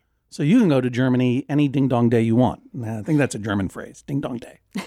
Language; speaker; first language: English; native; English